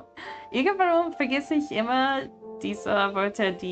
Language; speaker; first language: German; non-native, learner; English